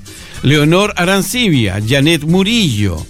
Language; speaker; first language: Spanish; native; Spanish